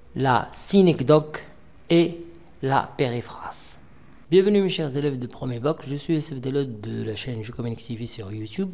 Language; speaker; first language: French; non-native, local second language; Arabic